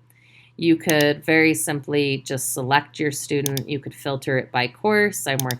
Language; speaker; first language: English; native; English